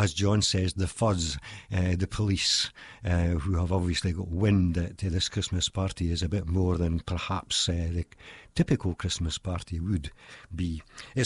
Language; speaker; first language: English; native; English